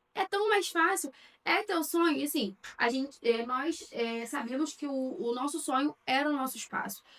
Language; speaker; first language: Portuguese; native; Portuguese